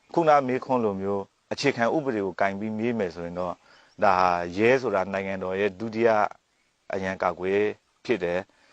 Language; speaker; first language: Burmese; non-native, local second language; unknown